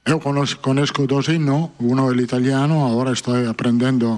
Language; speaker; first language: Portuguese; non-native, fluent; Italian